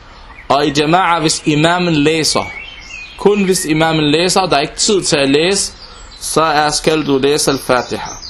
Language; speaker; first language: Danish; non-native, local second language; Arabic